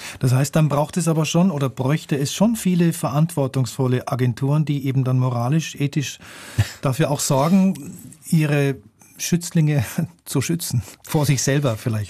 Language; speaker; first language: German; native; German